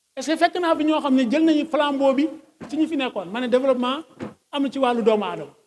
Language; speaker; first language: Wolof; native; Wolof